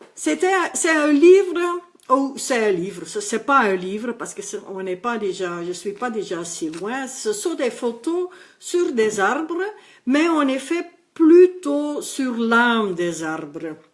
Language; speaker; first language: French; non-native, local second language; Dutch